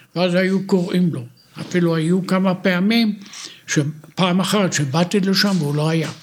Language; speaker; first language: Hebrew; native; Hebrew